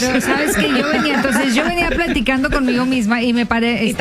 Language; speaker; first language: Spanish; native; Spanish